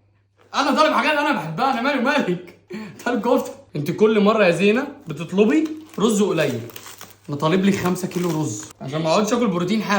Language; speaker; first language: Arabic; native; Arabic